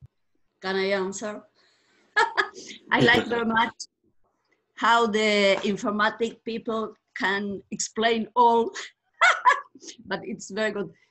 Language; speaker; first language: English; non-native, learner; Spanish